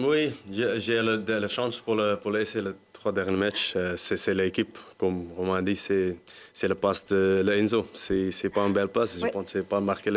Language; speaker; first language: French; non-native, learner; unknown